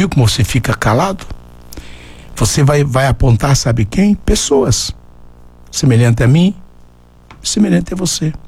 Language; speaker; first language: Portuguese; native; Portuguese